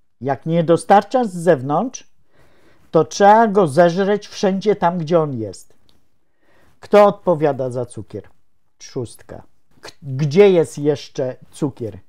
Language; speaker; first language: Polish; native; Polish